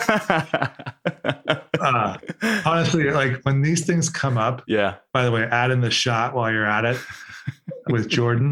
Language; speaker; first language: English; native; English